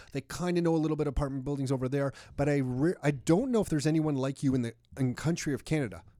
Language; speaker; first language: English; native; English